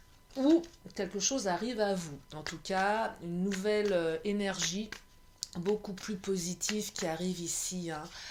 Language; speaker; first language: French; native; French